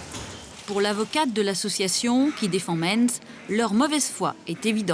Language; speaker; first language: French; native; French